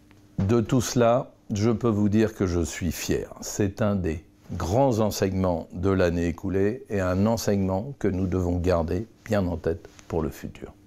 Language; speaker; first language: French; native; French